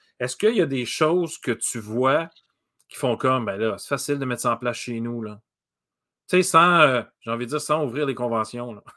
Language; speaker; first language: French; native; French